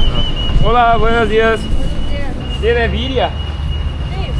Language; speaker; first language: Spanish; non-native, learner; Korean